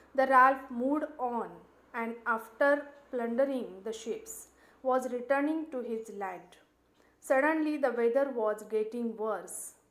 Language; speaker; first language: English; non-native, local second language; Marathi